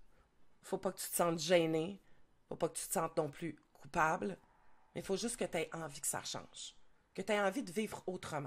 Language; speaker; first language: French; native; French